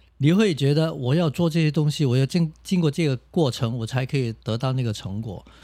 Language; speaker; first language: Chinese; non-native, local second language; Cantonese